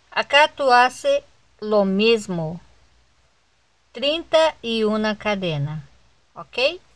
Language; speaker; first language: Spanish; non-native, learner; Portuguese